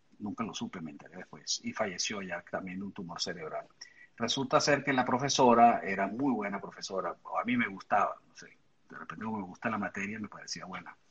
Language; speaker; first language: Spanish; native; Spanish